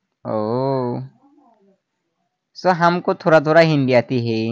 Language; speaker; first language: Hindi; non-native, learner; Bangla